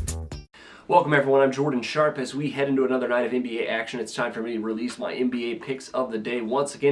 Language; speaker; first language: English; native; English